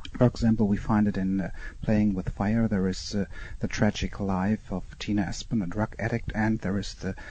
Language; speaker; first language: English; non-native, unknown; German